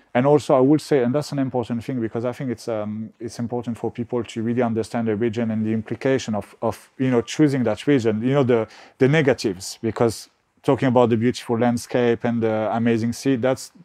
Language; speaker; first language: English; non-native, fluent; French